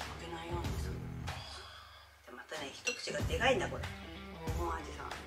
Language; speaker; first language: Japanese; native; Japanese